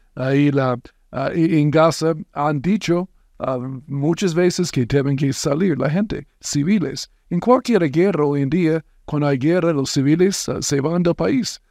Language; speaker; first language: Spanish; non-native, fluent; English